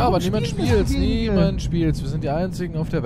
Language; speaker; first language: German; native; German